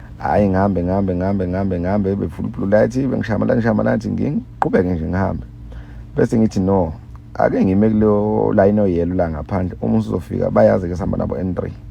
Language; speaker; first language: Zulu; native; Zulu